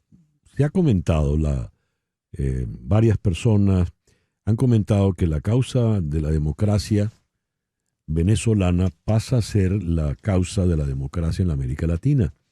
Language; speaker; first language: Spanish; native; Spanish